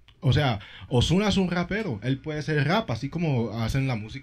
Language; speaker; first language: Spanish; early bilingual, heritage; Spanish